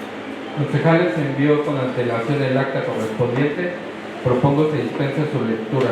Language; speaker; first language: Spanish; native; Spanish